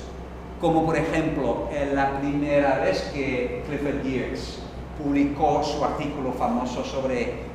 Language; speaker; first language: Spanish; non-native, fluent; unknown